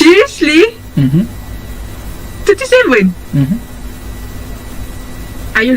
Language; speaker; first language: English; non-native, learner; Malay